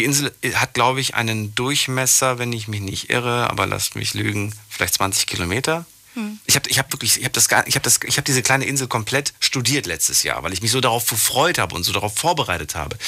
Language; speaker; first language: German; native; German